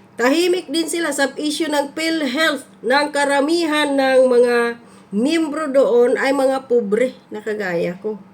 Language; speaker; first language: Filipino; non-native, local second language; Cebuano